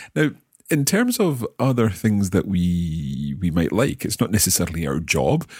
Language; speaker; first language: English; native; English